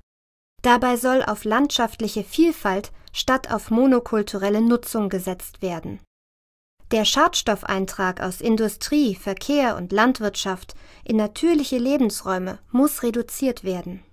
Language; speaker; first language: German; native; German